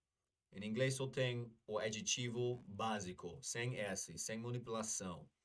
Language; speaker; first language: Portuguese; non-native, fluent; English